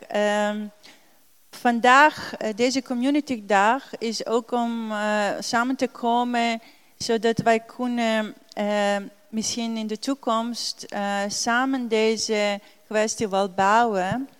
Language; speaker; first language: Dutch; non-native, learner; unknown